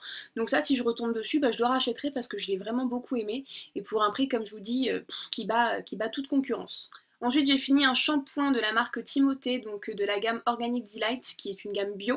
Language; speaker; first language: French; native; French